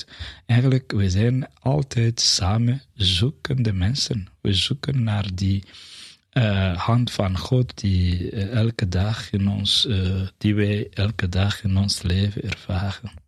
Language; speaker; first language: Dutch; non-native, fluent; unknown